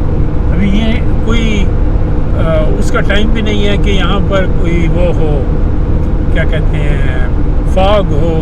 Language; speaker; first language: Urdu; non-native, local second language; Punjabi